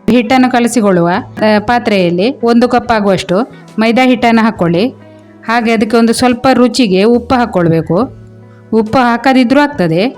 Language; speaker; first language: Kannada; non-native, local second language; Konkani